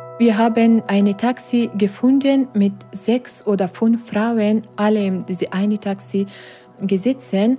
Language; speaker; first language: German; non-native, learner; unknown